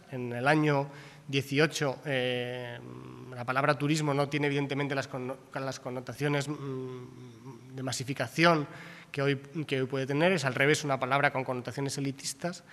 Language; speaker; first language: Spanish; native; Spanish